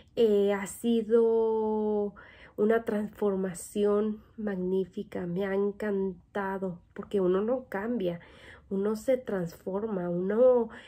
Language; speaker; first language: Spanish; native; Spanish